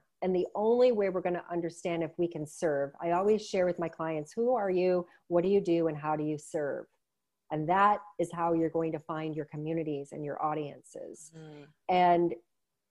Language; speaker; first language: English; native; English